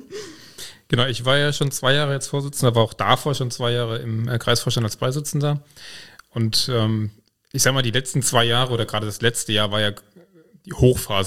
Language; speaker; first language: German; native; German